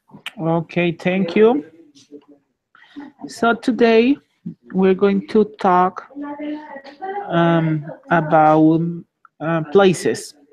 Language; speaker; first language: English; non-native, fluent; Spanish